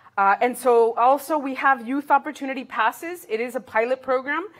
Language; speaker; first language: English; early bilingual, other home language; Spanish